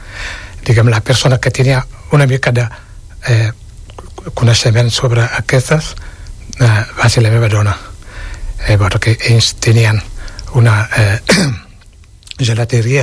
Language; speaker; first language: Catalan; non-native, fluent; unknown